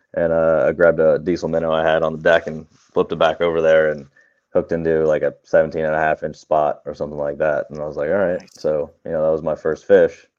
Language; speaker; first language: English; native; English